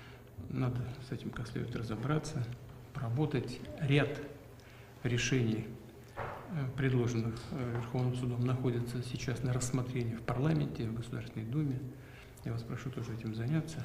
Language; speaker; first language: Russian; native; Russian